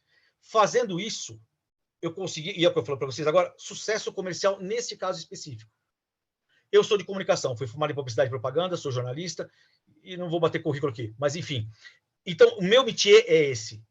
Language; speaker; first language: Portuguese; native; Portuguese